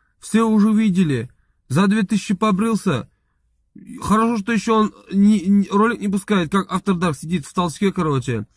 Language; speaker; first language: Russian; non-native, local second language; Chechen